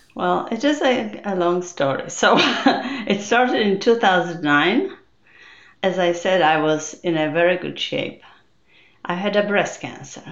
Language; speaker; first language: English; non-native, fluent; Polish